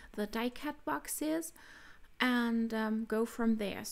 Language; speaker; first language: English; non-native, fluent; German